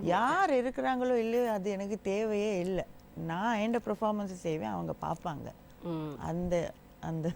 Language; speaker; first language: Tamil; non-native, local second language; Gujarati